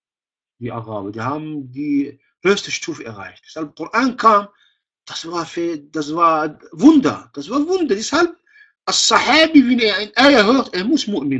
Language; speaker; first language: German; non-native, fluent; Arabic